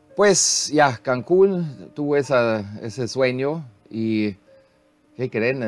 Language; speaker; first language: Spanish; non-native, fluent; German